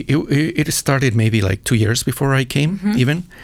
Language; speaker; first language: English; non-native, fluent; Spanish